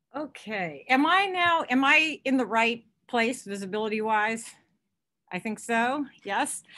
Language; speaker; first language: English; native; English